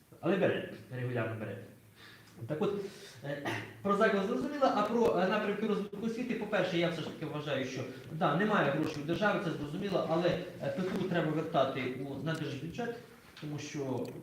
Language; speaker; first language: Ukrainian; native; Ukrainian